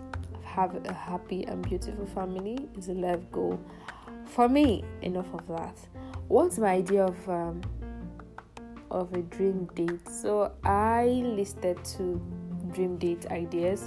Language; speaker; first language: English; non-native, local second language; Igbo